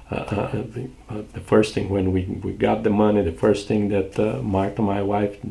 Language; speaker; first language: English; non-native, fluent; Portuguese